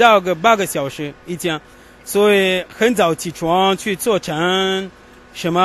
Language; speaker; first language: Chinese; non-native, learner; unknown